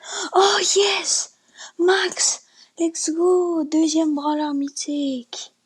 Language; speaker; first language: French; native; French